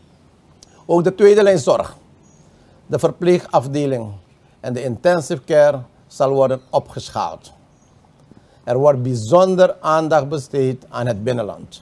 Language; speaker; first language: Dutch; native; Dutch